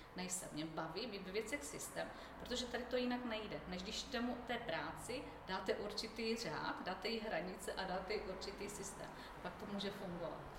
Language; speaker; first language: Czech; native; Czech